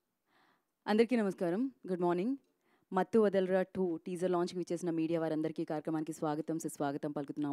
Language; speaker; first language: Telugu; native; Telugu